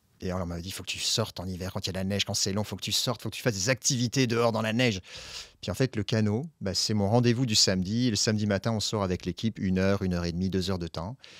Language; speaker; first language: French; native; French